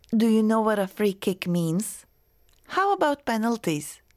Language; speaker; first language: English; non-native, fluent; Croatian